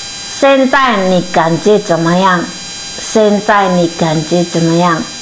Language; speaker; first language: Chinese; non-native, fluent; Indonesian